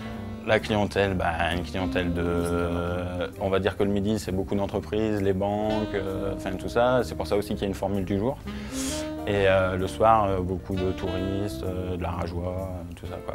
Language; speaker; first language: French; native; French